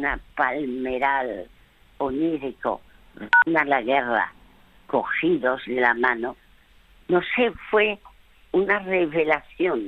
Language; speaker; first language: Spanish; early bilingual, other home language; French